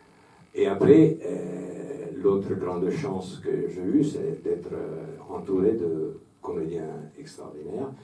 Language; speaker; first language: French; non-native, fluent; Italian